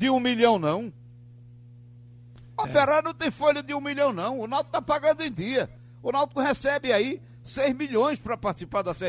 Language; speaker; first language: Portuguese; native; Portuguese